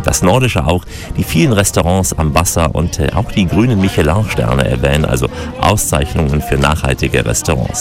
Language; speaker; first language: German; native; German